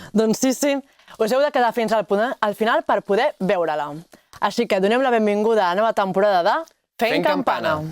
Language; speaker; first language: Catalan; native; Catalan